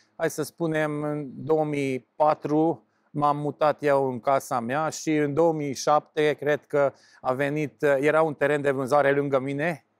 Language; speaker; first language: Romanian; non-native, local second language; Hungarian